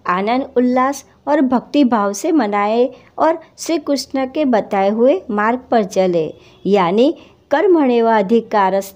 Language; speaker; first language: Hindi; non-native, local second language; Gujarati